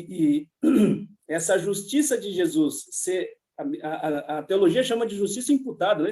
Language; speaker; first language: Portuguese; native; Portuguese